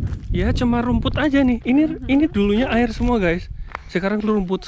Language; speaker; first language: Indonesian; native; Indonesian